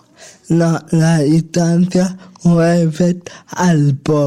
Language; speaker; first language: Catalan; non-native, local second language; Spanish